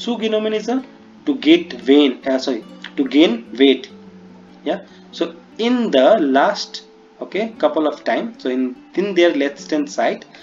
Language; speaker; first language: English; non-native, local second language; Hindi